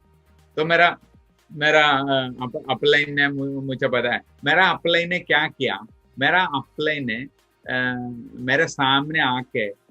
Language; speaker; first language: Hindi; non-native, local second language; Malayalam